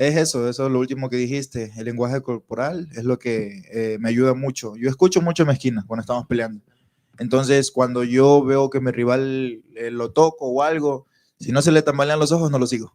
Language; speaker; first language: Spanish; native; Spanish